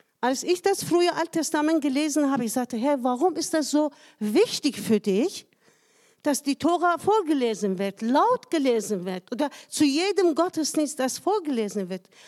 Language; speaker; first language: German; non-native, fluent; Persian